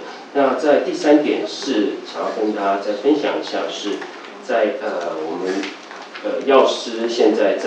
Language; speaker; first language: Chinese; native; Chinese